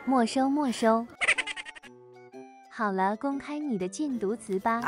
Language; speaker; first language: Chinese; native; Chinese